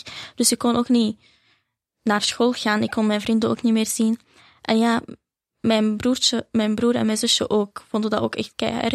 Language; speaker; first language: Dutch; early bilingual, other home language; Arabic